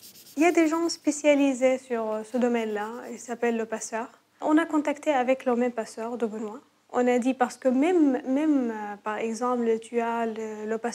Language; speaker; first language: French; non-native, learner; Arabic